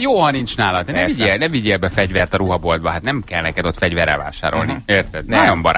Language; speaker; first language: Hungarian; native; Hungarian